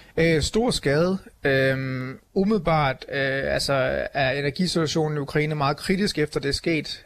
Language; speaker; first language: Danish; native; Danish